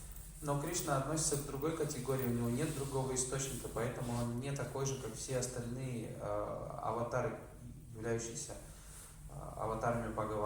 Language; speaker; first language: Russian; native; Russian